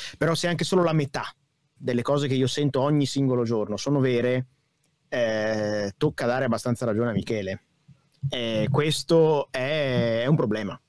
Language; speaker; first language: Italian; native; Italian